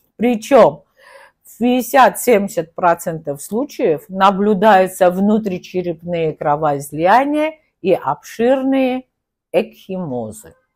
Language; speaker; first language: Russian; non-native, local second language; Armenian